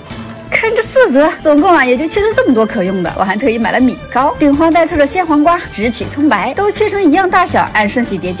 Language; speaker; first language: Chinese; native; Chinese